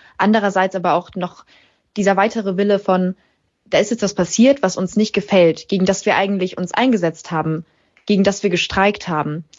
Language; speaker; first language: German; native; German